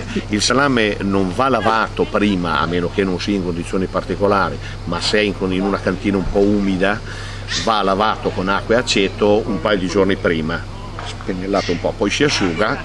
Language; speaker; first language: Italian; native; Italian